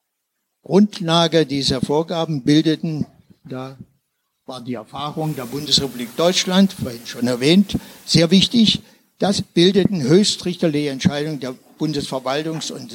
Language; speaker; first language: German; native; German